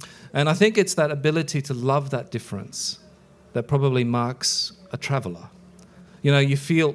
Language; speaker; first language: English; early bilingual, other home language; Icelandic